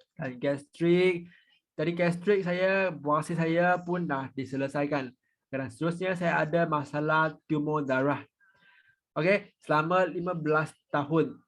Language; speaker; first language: Malay; non-native, local second language; Chinese